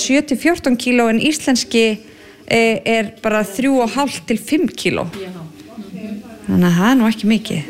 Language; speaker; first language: Icelandic; native; Icelandic